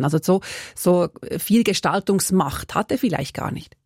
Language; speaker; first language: German; native; German